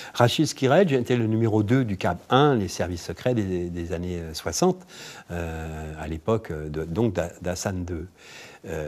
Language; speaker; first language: French; native; French